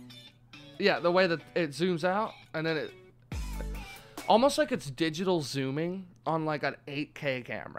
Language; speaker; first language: English; native; English